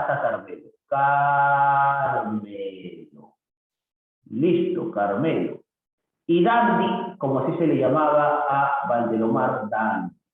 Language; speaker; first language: Spanish; native; Spanish